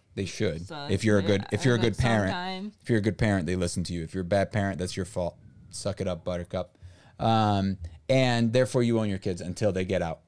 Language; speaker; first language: English; non-native, fluent; Portuguese